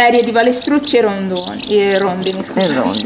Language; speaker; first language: Italian; native; Italian